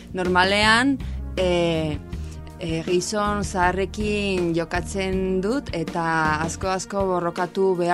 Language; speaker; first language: Basque; non-native, local second language; Spanish